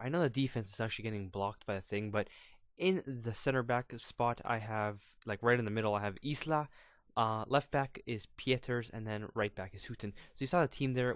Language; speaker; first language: English; native; English